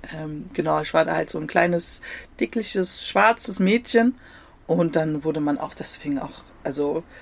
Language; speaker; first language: German; native; German